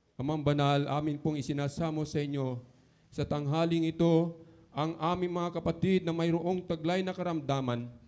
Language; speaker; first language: Filipino; native; Filipino